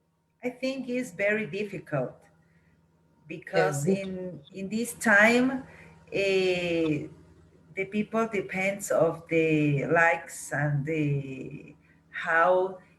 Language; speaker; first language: English; non-native, learner; Spanish